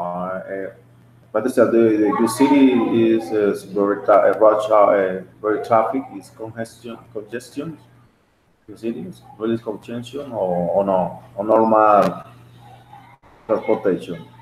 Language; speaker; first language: English; non-native, learner; Spanish